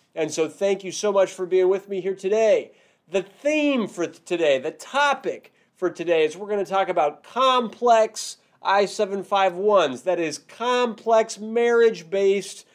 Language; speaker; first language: English; native; English